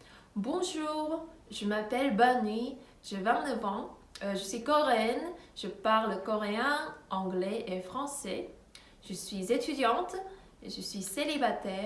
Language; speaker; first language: French; non-native, fluent; Korean